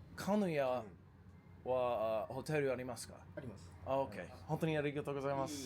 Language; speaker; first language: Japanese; non-native, learner; English